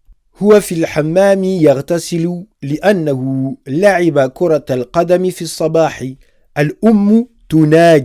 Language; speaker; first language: Arabic; non-native, fluent; French